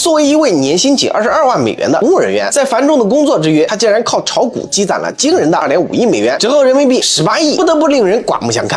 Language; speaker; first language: Chinese; native; Chinese